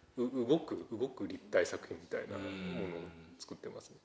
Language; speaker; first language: Japanese; native; Japanese